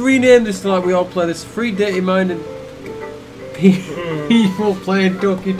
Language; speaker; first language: English; native; English